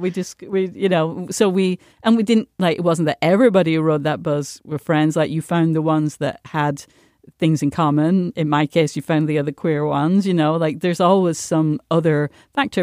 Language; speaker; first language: English; native; English